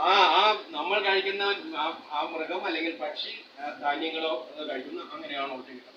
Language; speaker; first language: Malayalam; native; Malayalam